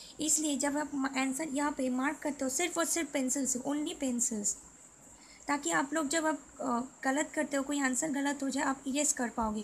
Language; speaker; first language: Hindi; non-native, local second language; Bangla